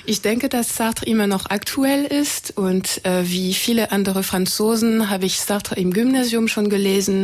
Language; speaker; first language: German; non-native, fluent; French